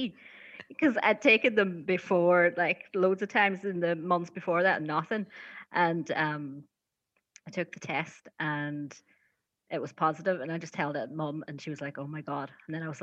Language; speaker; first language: English; native; English